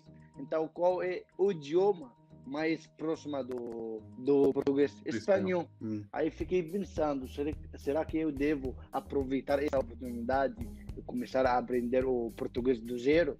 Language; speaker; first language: Portuguese; non-native, fluent; Arabic